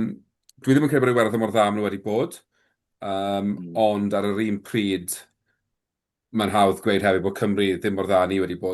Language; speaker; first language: Welsh; native; Welsh